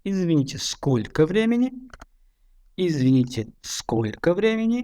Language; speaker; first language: Russian; non-native, fluent; Tajik